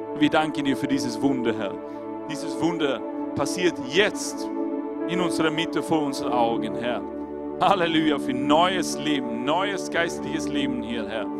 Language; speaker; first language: German; non-native, fluent; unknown